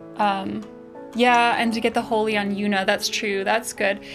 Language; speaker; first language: English; native; English